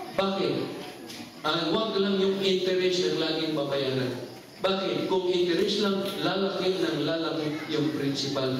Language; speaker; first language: Filipino; non-native, local second language; Cebuano